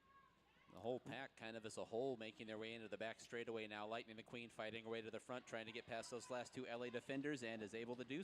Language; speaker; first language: English; native; English